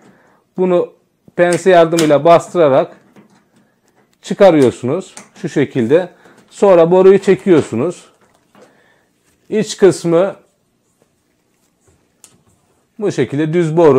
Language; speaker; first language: Turkish; native; Turkish